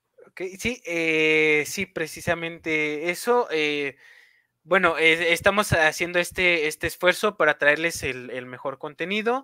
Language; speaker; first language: Spanish; native; Spanish